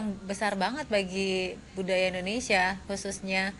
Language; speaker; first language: Indonesian; native; Indonesian